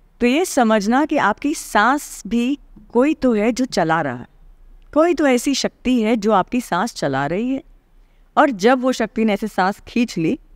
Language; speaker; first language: Hindi; native; Hindi